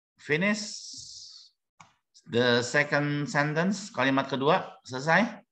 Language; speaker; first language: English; non-native, learner; Indonesian